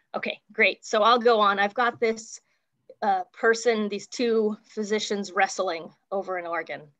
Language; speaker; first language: English; native; English